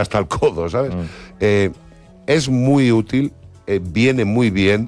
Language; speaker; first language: Spanish; native; Spanish